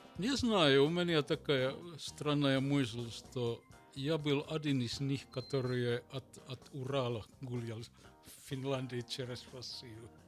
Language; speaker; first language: Russian; non-native, learner; Finnish